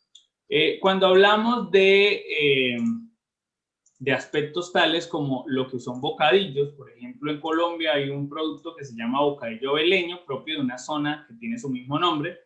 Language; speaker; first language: Spanish; native; Spanish